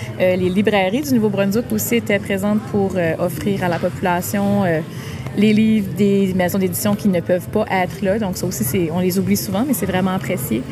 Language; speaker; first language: French; native; French